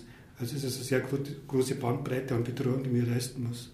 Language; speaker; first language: German; native; German